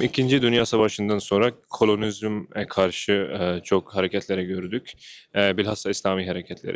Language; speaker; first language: Turkish; non-native, fluent; Urdu